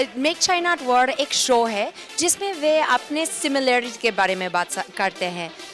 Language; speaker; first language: Hindi; non-native, fluent; English